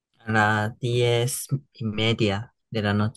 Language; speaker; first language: Spanish; non-native, learner; Japanese